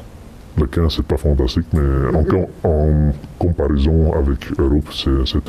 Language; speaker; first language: French; non-native, fluent; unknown